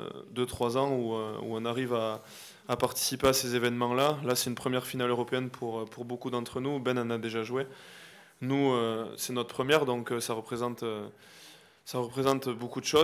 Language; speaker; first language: French; native; French